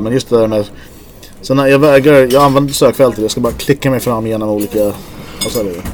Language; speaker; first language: Swedish; native; Swedish